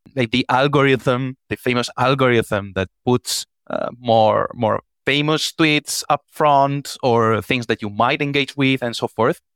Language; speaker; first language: English; non-native, fluent; Spanish